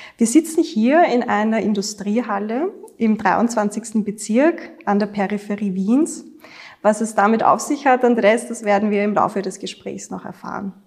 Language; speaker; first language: German; native; German